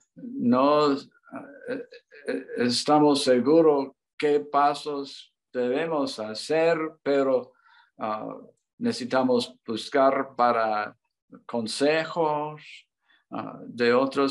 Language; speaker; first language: Spanish; non-native, learner; English